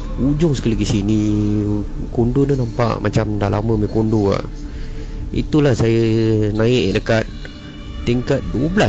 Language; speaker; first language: Malay; native; Malay